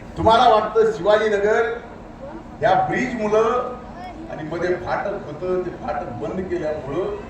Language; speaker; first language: Marathi; native; Marathi